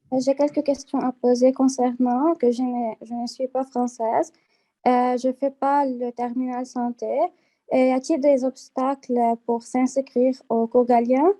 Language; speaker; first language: French; non-native, fluent; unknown